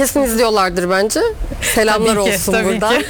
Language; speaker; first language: Turkish; native; Turkish